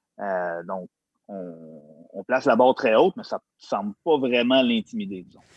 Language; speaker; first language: French; native; French